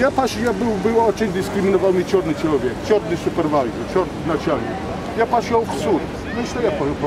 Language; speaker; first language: Russian; non-native, learner; Polish